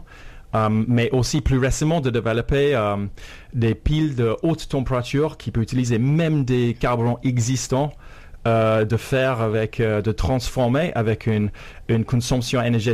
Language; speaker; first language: French; non-native, fluent; English